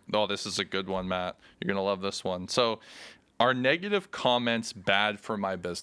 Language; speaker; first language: English; native; English